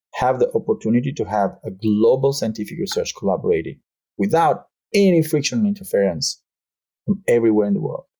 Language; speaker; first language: English; non-native, fluent; Albanian